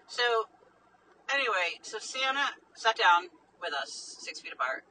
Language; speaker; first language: English; native; English